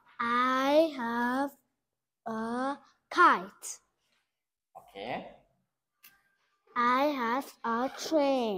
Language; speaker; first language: English; non-native, learner; Vietnamese